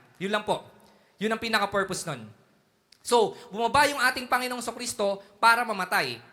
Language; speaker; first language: Filipino; native; Filipino